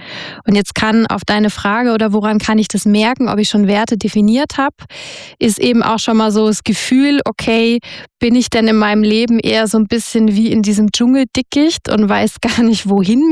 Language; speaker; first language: German; native; German